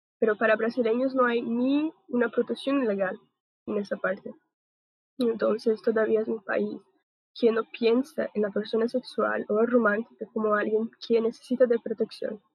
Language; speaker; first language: Spanish; non-native, learner; Portuguese